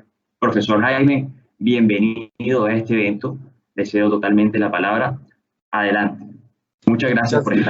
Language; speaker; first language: Spanish; native; Spanish